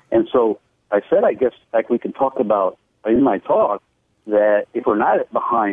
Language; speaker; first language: English; native; English